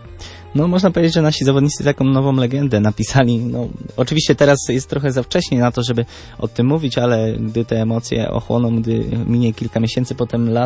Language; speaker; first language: Polish; native; Polish